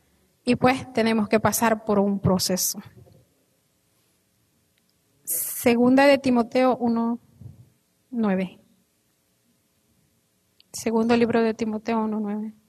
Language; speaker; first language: Spanish; native; Spanish